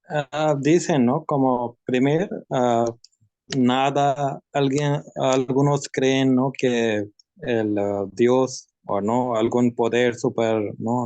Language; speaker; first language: Spanish; non-native, learner; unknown